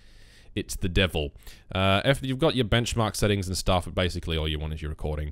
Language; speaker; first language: English; native; English